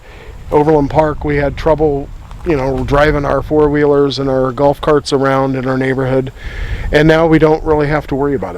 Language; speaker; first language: English; native; English